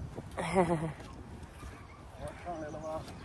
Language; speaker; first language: Chinese; native; Chinese